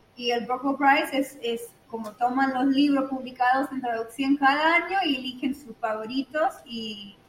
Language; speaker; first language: Spanish; non-native, fluent; English